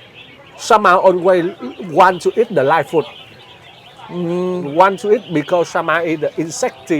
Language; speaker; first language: English; non-native, learner; Vietnamese